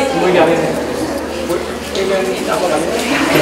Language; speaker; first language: Spanish; non-native, learner; Chinese